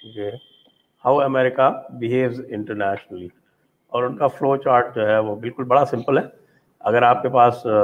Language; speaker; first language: Hindi; native; Hindi